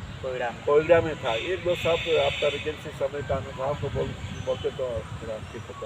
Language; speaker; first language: Hindi; non-native, local second language; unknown